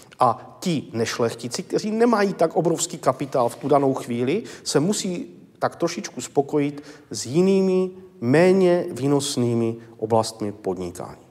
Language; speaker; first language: Czech; native; Czech